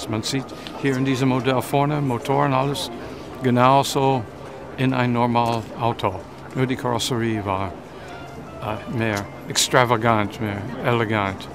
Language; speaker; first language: German; non-native, fluent; English